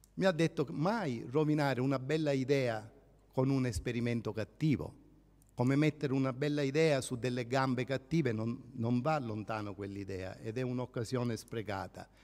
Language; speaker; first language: Italian; native; Italian